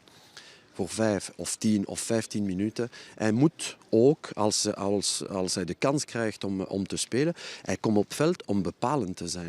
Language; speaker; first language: Dutch; non-native, fluent; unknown